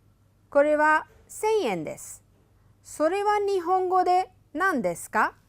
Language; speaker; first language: Japanese; non-native, fluent; Hindi